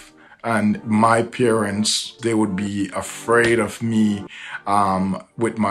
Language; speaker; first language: English; non-native, local second language; Jamaican Creole English